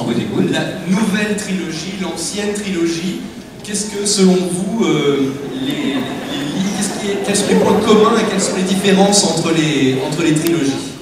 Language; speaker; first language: French; native; French